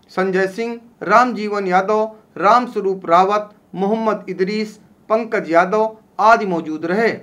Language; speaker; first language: Hindi; native; Hindi